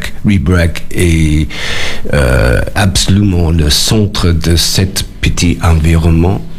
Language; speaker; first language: French; non-native, learner; English